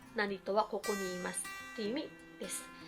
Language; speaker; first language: Japanese; non-native, fluent; Filipino